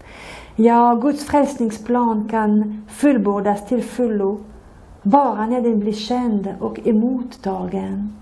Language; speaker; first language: Swedish; non-native, fluent; French